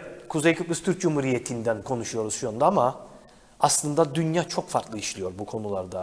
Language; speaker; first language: Turkish; native; Turkish